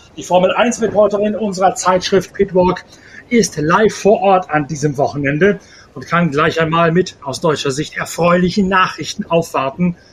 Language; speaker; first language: German; native; German